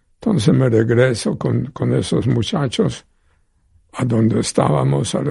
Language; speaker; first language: Spanish; non-native, fluent; Polish